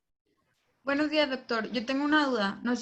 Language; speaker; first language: Spanish; native; Spanish